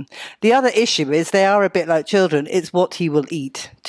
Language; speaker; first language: English; native; English